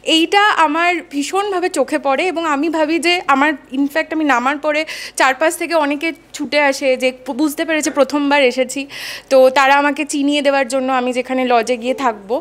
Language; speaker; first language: Bangla; native; Bangla